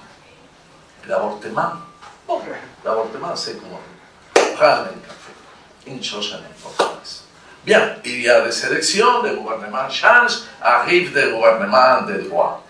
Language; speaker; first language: French; non-native, fluent; Spanish